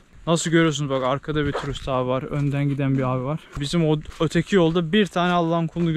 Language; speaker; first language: Turkish; native; Turkish